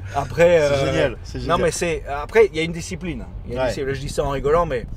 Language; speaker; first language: French; native; French